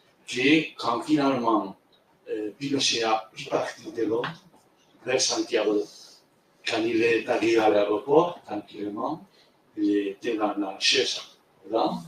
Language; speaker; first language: French; non-native, fluent; Spanish